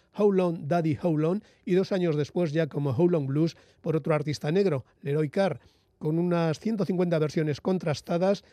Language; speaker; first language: Spanish; native; Spanish